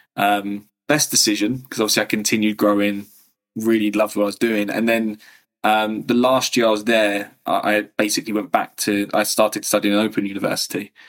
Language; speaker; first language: English; native; English